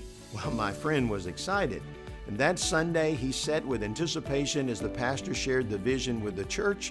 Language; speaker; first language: English; native; English